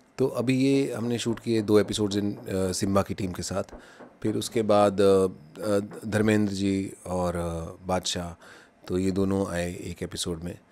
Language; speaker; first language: Hindi; non-native, local second language; Punjabi